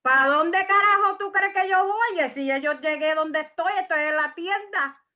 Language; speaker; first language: Spanish; early bilingual, heritage; Spanish